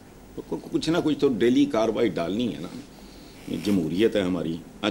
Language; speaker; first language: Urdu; non-native, local second language; Punjabi